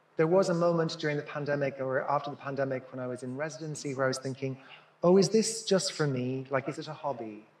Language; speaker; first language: English; native; English